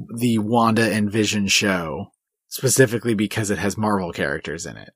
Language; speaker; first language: English; early bilingual, other home language; Swedish